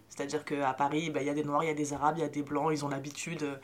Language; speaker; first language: French; early bilingual, other home language; Arabic